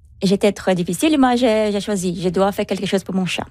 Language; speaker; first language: French; non-native, learner; Portuguese